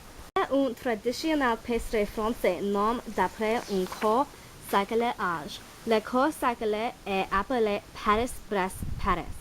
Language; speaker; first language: French; non-native, learner; English